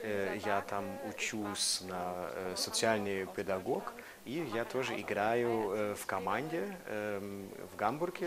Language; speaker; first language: Russian; non-native, fluent; German